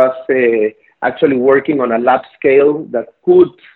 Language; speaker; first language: English; non-native, fluent; Spanish